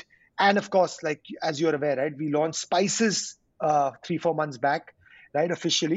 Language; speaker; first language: English; non-native, local second language; Hindi